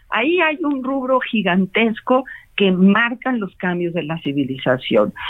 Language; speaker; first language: Spanish; native; Spanish